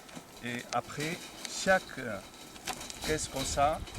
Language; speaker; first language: French; non-native, fluent; Spanish